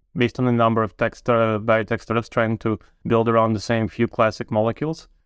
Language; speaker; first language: English; non-native, fluent; Ukrainian